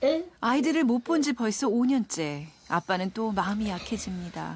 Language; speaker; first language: Korean; native; Korean